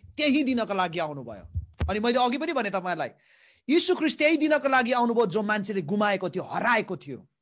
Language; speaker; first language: Nepali; native; Nepali